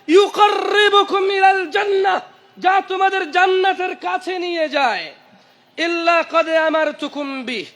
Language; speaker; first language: Bangla; early bilingual, heritage; Bangla